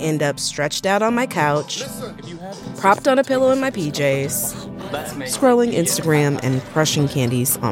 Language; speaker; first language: English; native; English